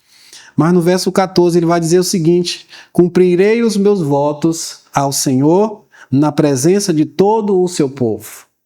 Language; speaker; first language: Portuguese; native; Portuguese